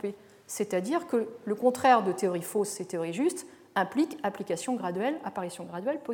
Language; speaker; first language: French; native; French